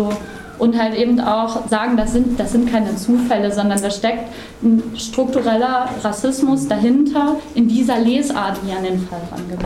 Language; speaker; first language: German; native; German